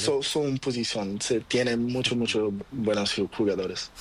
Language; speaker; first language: Spanish; non-native, learner; Portuguese